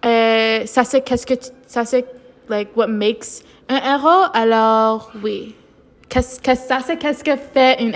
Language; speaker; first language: French; non-native, learner; English